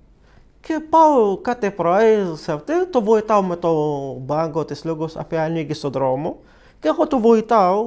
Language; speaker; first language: Greek; early bilingual, other home language; Arabic